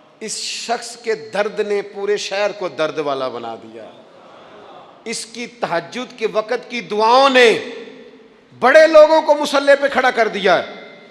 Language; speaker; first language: Urdu; non-native, local second language; Punjabi